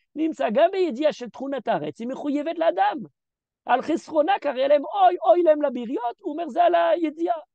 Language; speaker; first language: Hebrew; early bilingual, heritage; French